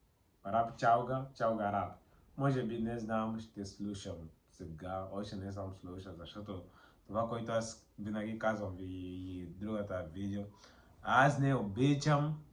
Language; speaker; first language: Bulgarian; non-native, learner; Portuguese